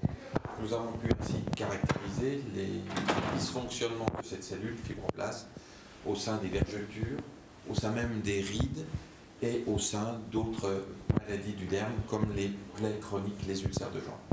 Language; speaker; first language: French; native; French